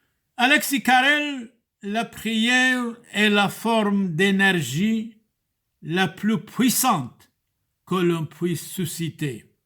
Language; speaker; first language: French; non-native, fluent; Turoyo